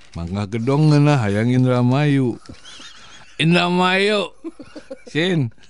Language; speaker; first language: Indonesian; non-native, local second language; Sundanese